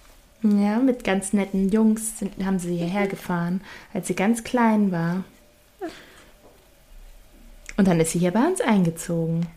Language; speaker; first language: German; native; German